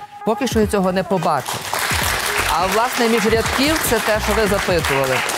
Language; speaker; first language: Ukrainian; native; Ukrainian